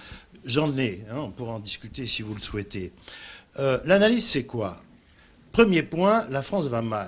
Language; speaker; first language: French; native; French